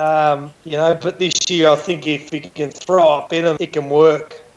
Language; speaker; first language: English; native; English